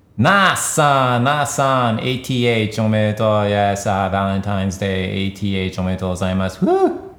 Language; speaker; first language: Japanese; early bilingual, heritage; Japanese